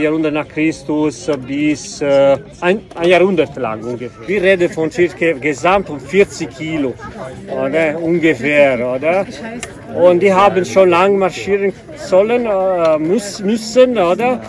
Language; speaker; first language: German; non-native, fluent; Italian